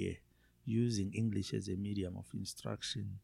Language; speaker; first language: English; non-native, local second language; Zulu